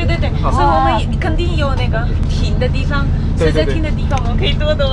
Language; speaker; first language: Chinese; non-native, learner; Russian